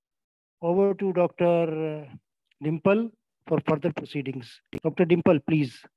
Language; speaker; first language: English; non-native, local second language; Hindi